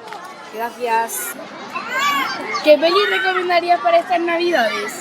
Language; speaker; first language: Spanish; native; Spanish